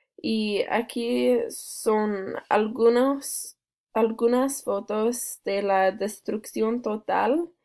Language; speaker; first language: Spanish; non-native, learner; English